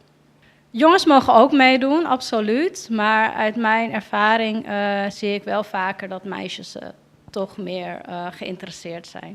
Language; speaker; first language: Dutch; native; Dutch